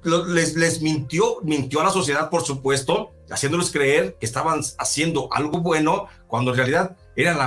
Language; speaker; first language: Spanish; native; Spanish